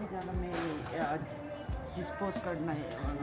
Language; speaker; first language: Hindi; non-native, learner; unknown